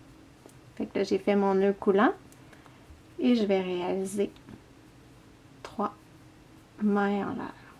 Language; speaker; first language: French; native; French